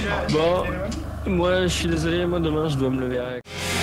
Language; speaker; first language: French; native; French